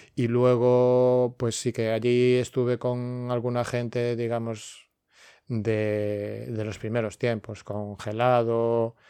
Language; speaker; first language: Spanish; non-native, local second language; Galician